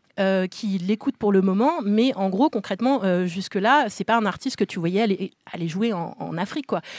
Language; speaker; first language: French; native; French